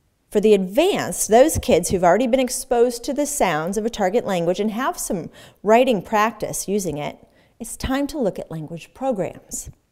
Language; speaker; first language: English; native; English